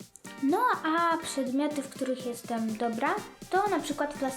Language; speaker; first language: Polish; early bilingual, other home language; Ukrainian